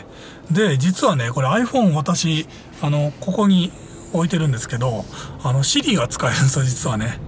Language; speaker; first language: Japanese; native; Japanese